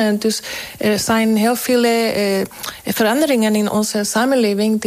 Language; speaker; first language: Dutch; non-native, fluent; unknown